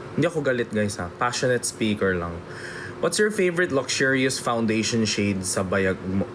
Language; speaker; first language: Filipino; native; Filipino